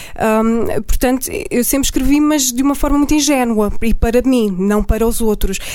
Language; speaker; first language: Portuguese; early bilingual, heritage; Portuguese